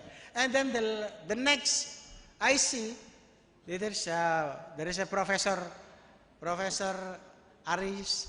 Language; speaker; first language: English; non-native, learner; Indonesian